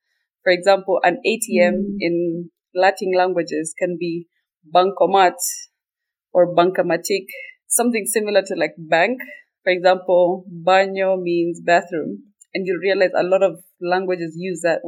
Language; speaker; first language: English; non-native, local second language; Somali